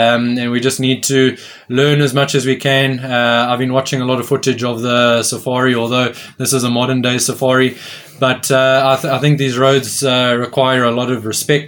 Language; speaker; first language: English; native; English